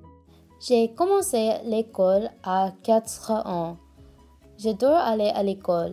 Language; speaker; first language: French; non-native, learner; English